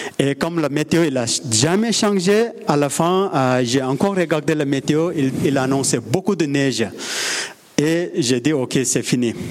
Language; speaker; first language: French; non-native, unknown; Sherpa